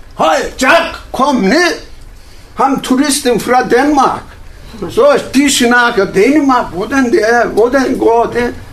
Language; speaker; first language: Danish; non-native, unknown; Turkish